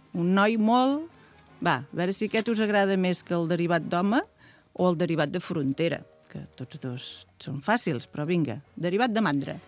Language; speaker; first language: Catalan; native; Catalan